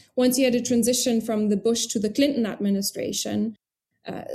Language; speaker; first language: English; non-native, fluent; German